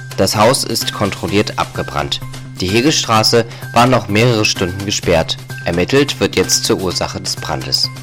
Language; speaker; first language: German; native; German